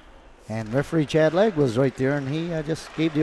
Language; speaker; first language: English; native; English